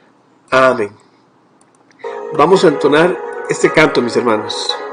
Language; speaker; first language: Spanish; native; Spanish